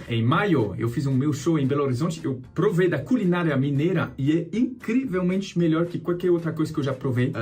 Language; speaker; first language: Portuguese; non-native, fluent; French